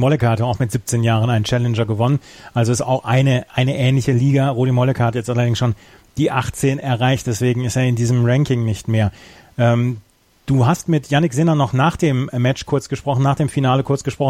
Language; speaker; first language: German; native; German